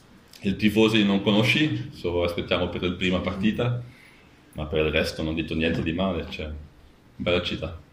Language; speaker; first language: Italian; non-native, learner; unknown